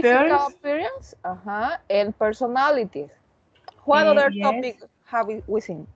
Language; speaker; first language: English; non-native, learner; Spanish